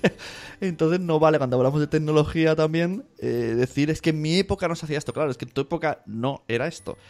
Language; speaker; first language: Spanish; native; Spanish